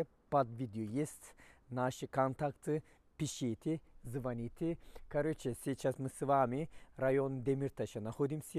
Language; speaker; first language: Russian; non-native, fluent; Turkish